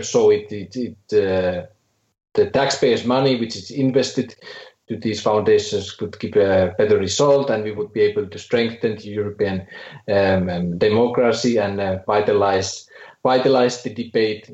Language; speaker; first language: English; non-native, fluent; Finnish